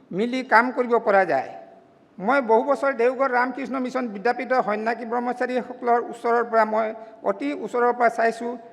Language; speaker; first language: Assamese; non-native, local second language; Mising